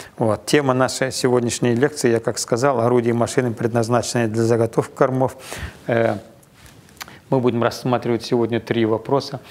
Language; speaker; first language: Russian; non-native, local second language; Kazakh